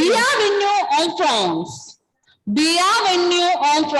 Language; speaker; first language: French; non-native, learner; Malayalam